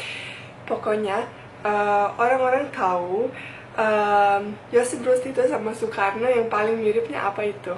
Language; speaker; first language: Indonesian; non-native, fluent; Bosnian